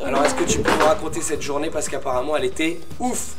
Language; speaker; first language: French; native; French